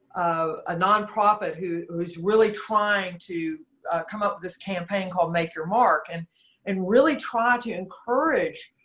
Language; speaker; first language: English; native; English